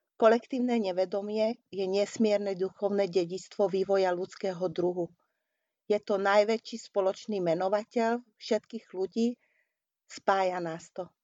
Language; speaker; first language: Slovak; non-native, local second language; Hungarian